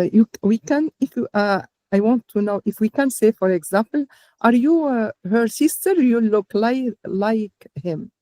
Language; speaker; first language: English; non-native, learner; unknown